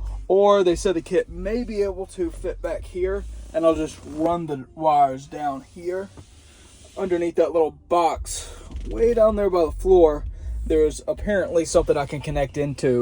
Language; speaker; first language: English; native; English